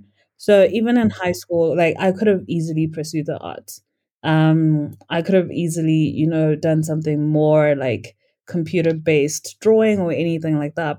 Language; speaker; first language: English; non-native, local second language; Shona